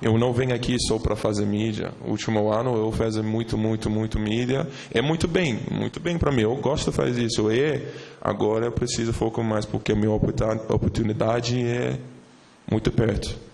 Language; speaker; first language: Portuguese; non-native, learner; English